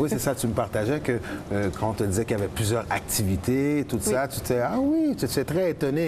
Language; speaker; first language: French; native; French